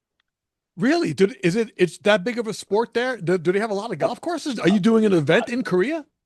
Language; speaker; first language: English; native; English